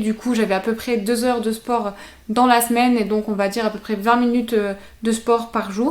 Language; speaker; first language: French; native; French